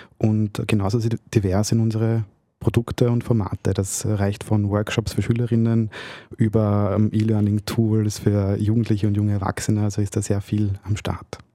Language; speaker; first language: German; early bilingual, other home language; Bosnian